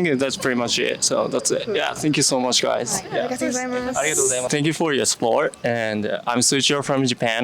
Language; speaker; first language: English; non-native, learner; Japanese